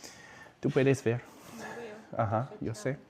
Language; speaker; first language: Spanish; non-native, learner; English